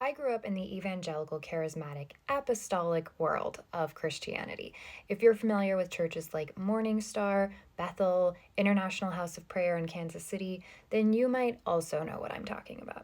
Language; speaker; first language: English; native; English